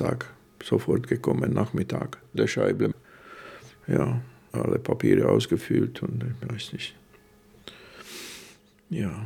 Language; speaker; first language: German; non-native, fluent; Hungarian